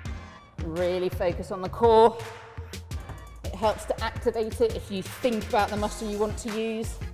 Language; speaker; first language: English; native; English